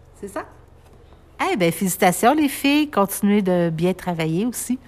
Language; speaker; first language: French; native; French